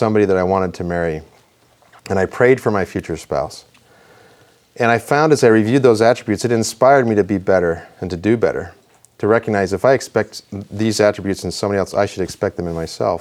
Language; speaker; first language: English; native; English